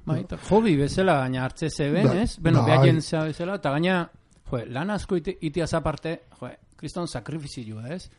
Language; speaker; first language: Basque; native; Basque